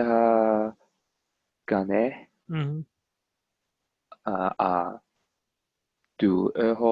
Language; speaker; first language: French; non-native, learner; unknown